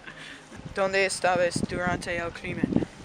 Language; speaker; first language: Spanish; non-native, learner; English